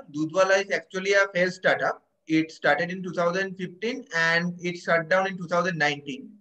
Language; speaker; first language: English; non-native, local second language; Bangla